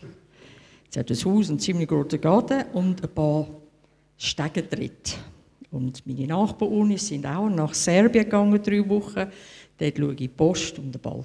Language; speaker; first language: German; non-native, fluent; English